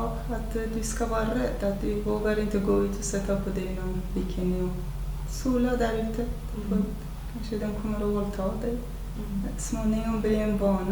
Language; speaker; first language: Swedish; non-native, fluent; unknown